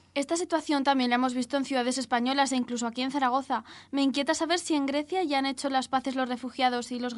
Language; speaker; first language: Spanish; native; Spanish